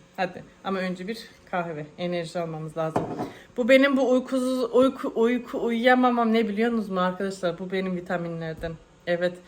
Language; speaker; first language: Turkish; early bilingual, heritage; Turkish